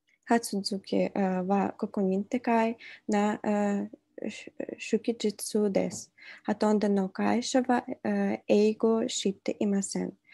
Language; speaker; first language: Japanese; non-native, learner; Russian